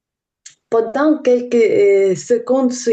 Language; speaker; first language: French; non-native, learner; Ukrainian